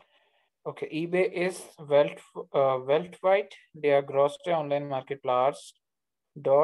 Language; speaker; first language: German; non-native, learner; Urdu